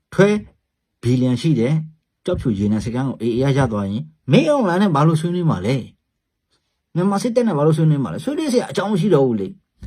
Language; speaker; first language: Burmese; non-native, local second language; Hakha Chin